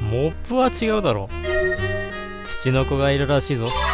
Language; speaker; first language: Japanese; native; Japanese